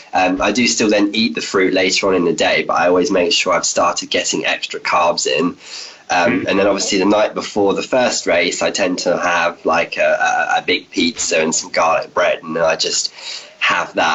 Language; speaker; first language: English; native; English